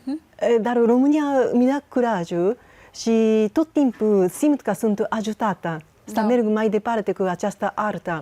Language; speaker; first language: Romanian; non-native, learner; Japanese